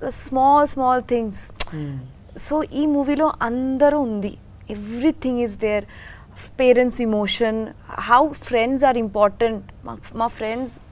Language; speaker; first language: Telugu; non-native, learner; Bangla